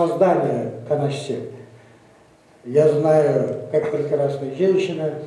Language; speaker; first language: Russian; non-native, fluent; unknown